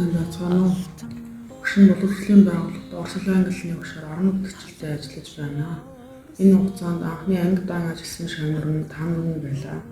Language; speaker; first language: Mongolian; native; Mongolian